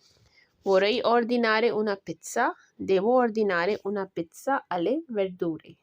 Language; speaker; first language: Italian; non-native, learner; Urdu